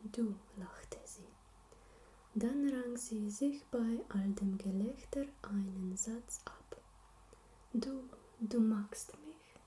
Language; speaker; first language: German; non-native, learner; Slovenian